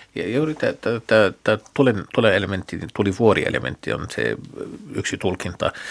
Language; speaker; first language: Finnish; non-native, fluent; Arabic